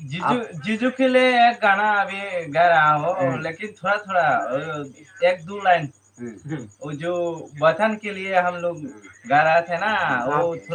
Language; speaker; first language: Hindi; non-native, local second language; Kok Borok